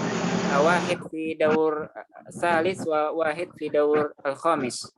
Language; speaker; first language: Arabic; non-native, fluent; Indonesian